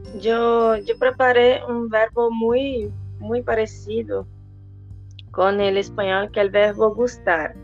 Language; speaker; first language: Spanish; non-native, fluent; Portuguese